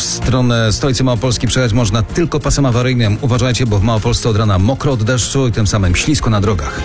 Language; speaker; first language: Polish; native; Polish